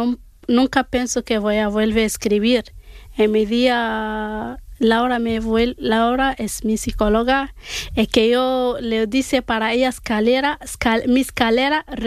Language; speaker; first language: Spanish; non-native, learner; Arabic